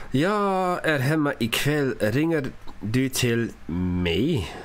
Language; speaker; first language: Swedish; non-native, learner; English